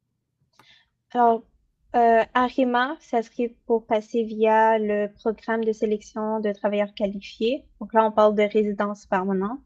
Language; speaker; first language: French; native; French